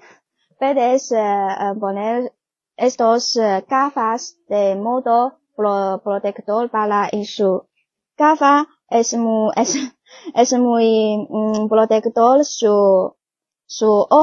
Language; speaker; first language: Spanish; non-native, learner; Chinese